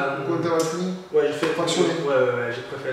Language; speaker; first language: French; non-native, learner; Portuguese